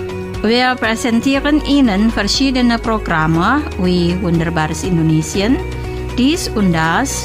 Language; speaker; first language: German; non-native, fluent; Indonesian